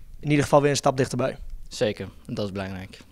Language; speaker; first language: Dutch; non-native, fluent; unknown